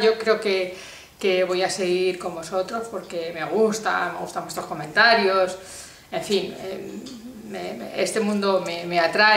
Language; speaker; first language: Spanish; native; Spanish